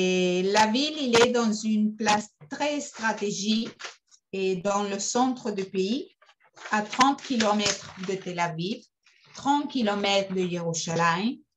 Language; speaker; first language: French; non-native, fluent; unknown